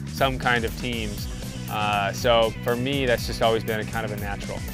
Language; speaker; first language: English; native; English